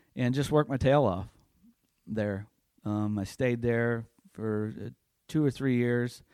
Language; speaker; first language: English; native; English